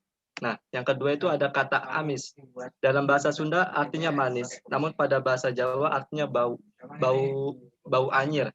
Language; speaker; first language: Indonesian; non-native, local second language; Javanese